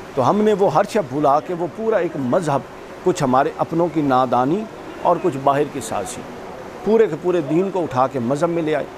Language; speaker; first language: Urdu; non-native, local second language; Punjabi